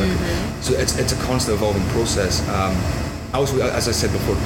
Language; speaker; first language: English; native; English